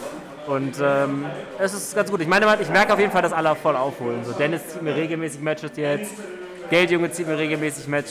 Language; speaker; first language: German; native; German